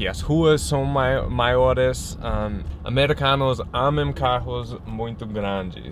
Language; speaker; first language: Portuguese; non-native, fluent; English